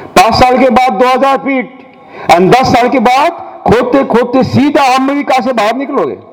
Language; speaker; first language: Hindi; non-native, local second language; Marathi